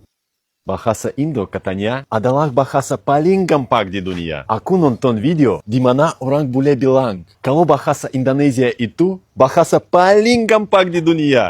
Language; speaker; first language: Indonesian; non-native, fluent; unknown